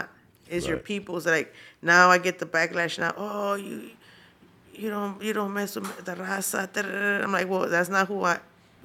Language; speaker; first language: English; early bilingual, other home language; Spanish